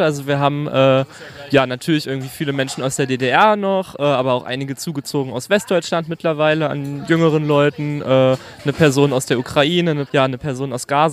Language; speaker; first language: German; native; German